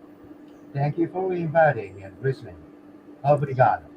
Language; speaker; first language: English; non-native, learner; Japanese